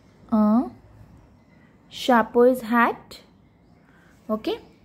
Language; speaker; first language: English; non-native, local second language; Hindi